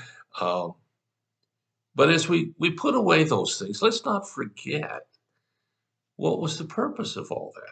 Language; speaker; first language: English; native; English